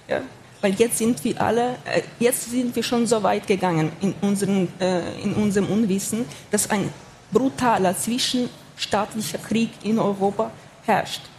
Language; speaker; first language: German; non-native, fluent; Ukrainian